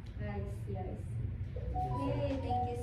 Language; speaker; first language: English; non-native, learner; Indonesian